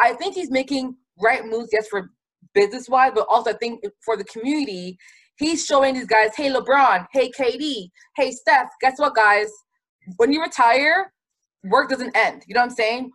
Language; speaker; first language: English; native; English